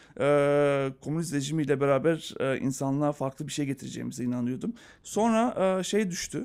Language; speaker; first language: Turkish; native; Turkish